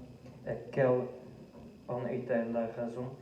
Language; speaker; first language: French; non-native, fluent; Dutch